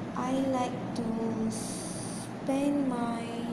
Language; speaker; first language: English; non-native, local second language; Malay